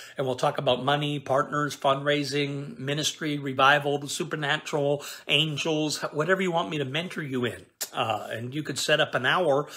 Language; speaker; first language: English; native; English